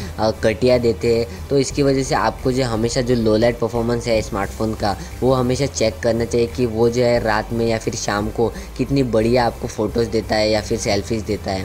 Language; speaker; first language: Hindi; native; Hindi